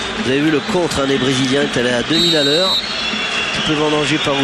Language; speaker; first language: French; native; French